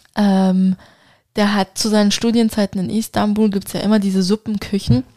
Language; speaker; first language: German; non-native, fluent; Turkish